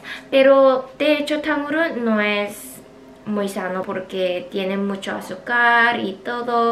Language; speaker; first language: Spanish; non-native, fluent; Korean